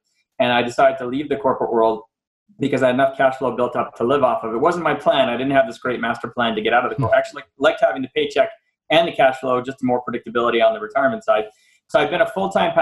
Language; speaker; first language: English; native; English